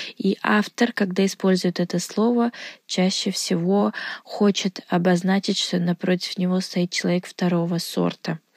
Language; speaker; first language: Russian; non-native, local second language; Uzbek